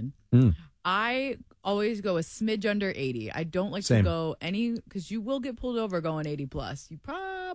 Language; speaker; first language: English; native; English